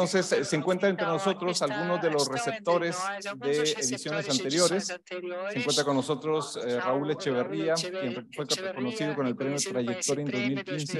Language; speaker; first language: Spanish; native; Spanish